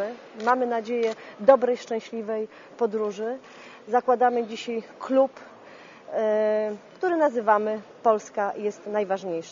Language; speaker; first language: Polish; native; Polish